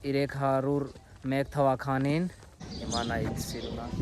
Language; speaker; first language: Armenian; non-native, learner; Hindi